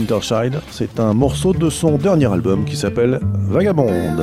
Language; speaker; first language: French; native; French